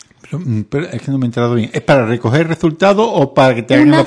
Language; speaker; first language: Spanish; native; Spanish